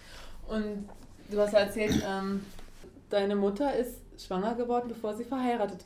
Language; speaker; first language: German; native; German